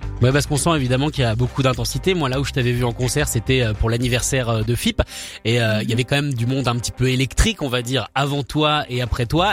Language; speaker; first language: French; native; French